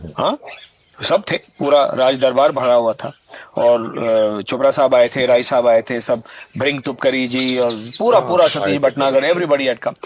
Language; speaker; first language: Hindi; non-native, local second language; Marathi